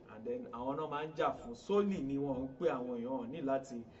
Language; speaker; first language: English; non-native, local second language; Yoruba